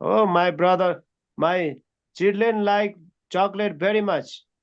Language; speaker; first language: English; non-native, learner; Nepali